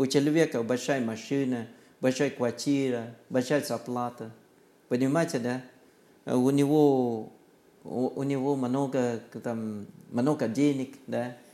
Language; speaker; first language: Russian; non-native, learner; Thai